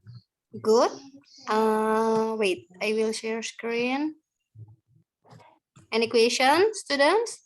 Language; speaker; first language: English; non-native, learner; Indonesian